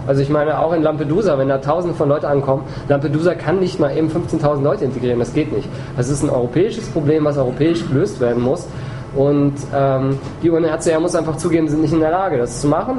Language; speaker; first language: German; native; German